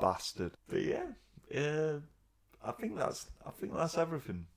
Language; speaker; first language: English; native; English